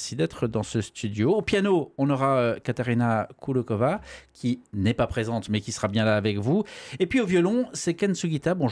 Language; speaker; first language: French; native; French